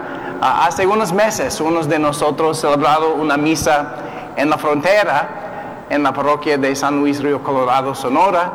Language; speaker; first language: Spanish; non-native, learner; English